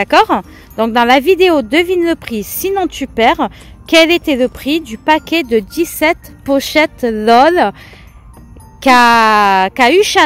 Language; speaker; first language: French; native; French